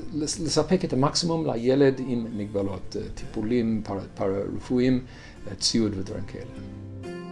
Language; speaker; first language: Hebrew; non-native, fluent; English